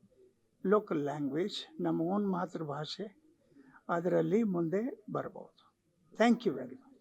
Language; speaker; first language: Kannada; non-native, local second language; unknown